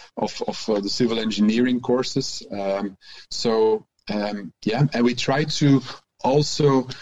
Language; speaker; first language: English; non-native, fluent; Dutch